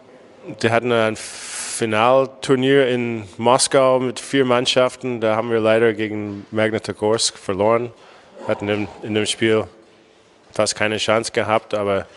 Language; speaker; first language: German; non-native, fluent; English